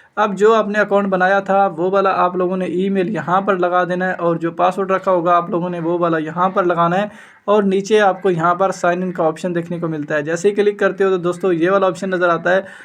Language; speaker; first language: Urdu; native; Urdu